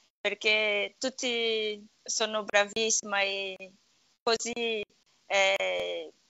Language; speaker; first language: Italian; non-native, learner; Portuguese